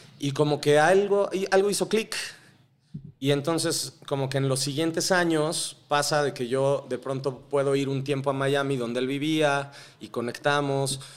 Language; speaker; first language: Spanish; native; Spanish